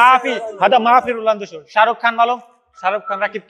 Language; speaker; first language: Arabic; non-native, learner; Bangla